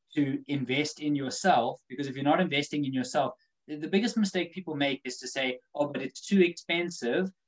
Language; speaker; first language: English; native; English